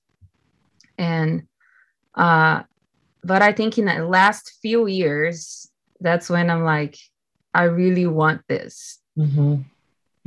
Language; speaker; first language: English; non-native, fluent; Portuguese